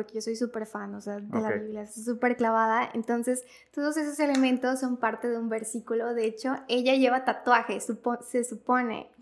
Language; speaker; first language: Spanish; native; Spanish